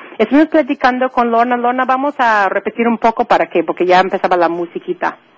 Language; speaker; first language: Spanish; non-native, fluent; English